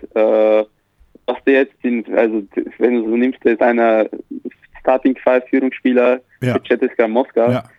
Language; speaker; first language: German; native; German